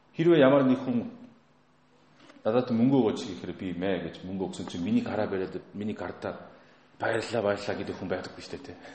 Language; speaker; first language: Mongolian; non-native, fluent; Korean